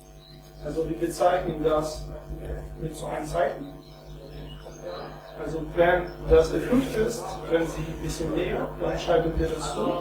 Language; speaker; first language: German; non-native, fluent; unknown